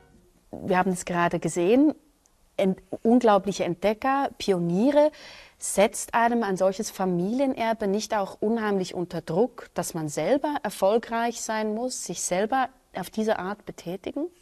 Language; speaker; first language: German; native; German